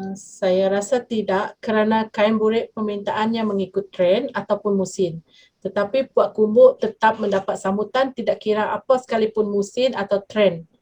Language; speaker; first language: Malay; non-native, local second language; Iban